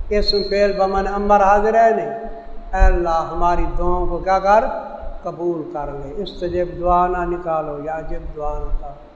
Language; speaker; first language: Urdu; non-native, local second language; Saraiki